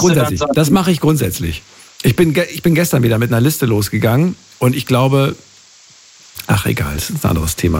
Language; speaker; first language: German; native; German